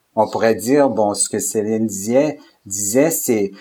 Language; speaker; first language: French; native; French